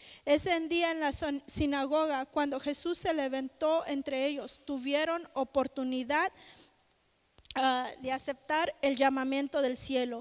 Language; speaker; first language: Spanish; native; Spanish